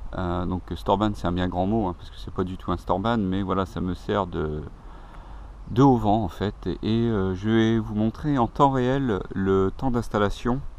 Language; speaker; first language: French; native; French